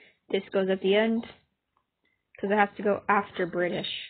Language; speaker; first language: English; native; English